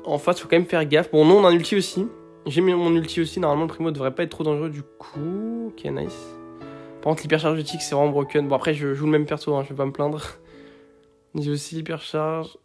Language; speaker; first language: French; native; French